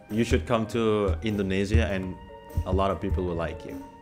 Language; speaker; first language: English; non-native, fluent; Indonesian